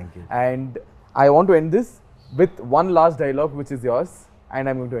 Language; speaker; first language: Telugu; native; Telugu